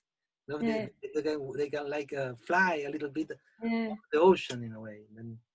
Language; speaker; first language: English; non-native, fluent; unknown